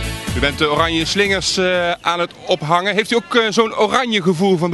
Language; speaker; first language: Dutch; native; Dutch